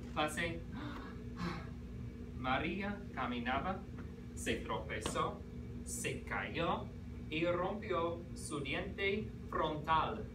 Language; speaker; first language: Spanish; non-native, fluent; English